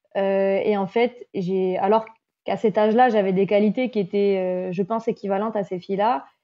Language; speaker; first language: French; native; French